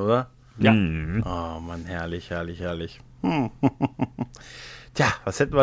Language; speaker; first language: German; native; German